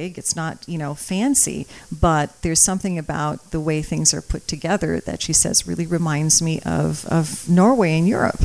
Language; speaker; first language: English; early bilingual, other home language; Croatian